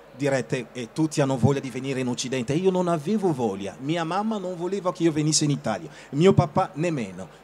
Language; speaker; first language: Italian; non-native, fluent; Lingala